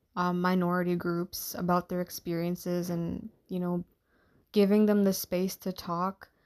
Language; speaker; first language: English; early bilingual, other home language; Hindi